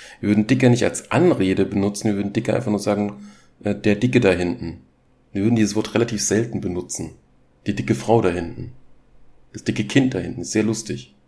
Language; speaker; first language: German; native; German